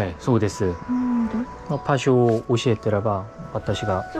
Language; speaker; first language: Japanese; non-native, learner; Korean